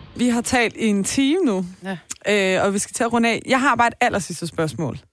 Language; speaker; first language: Danish; early bilingual, other home language; Persian